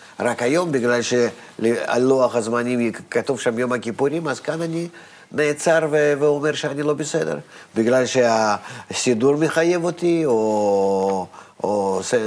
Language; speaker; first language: Hebrew; non-native, fluent; Russian